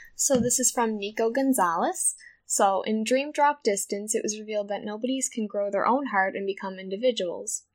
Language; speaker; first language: English; native; English